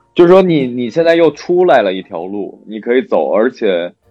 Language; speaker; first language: Chinese; non-native, local second language; Korean